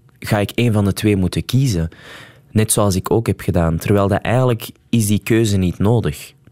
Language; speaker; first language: Dutch; non-native, local second language; Arabic